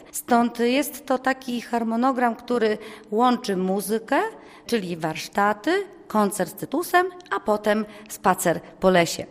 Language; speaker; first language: Polish; native; Polish